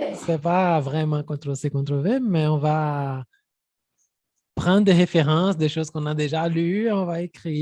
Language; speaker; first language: French; non-native, fluent; Portuguese